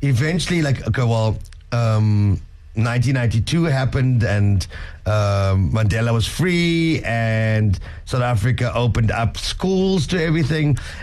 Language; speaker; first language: English; native; English